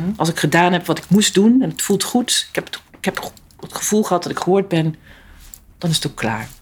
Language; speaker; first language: Dutch; early bilingual, other home language; Italian